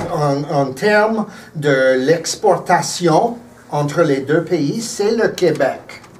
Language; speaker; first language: French; early bilingual, heritage; English